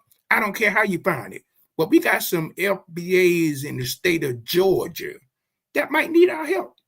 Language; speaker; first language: English; native; English